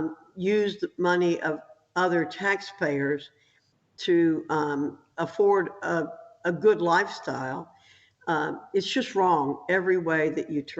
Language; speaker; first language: English; native; English